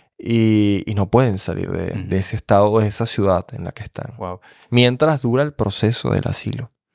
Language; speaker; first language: Spanish; native; Spanish